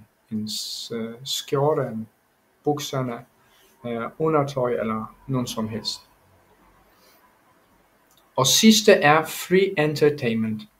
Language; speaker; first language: Danish; non-native, learner; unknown